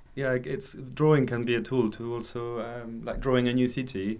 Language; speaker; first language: English; non-native, fluent; French